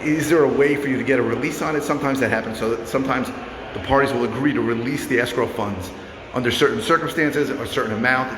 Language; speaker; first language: English; native; English